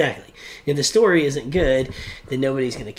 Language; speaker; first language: English; native; English